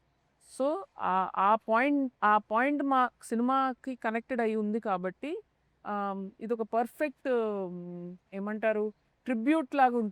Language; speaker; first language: Telugu; native; Telugu